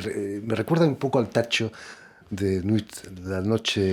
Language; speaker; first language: Spanish; native; Spanish